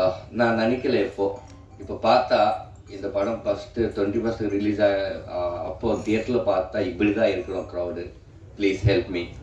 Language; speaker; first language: Tamil; non-native, learner; Telugu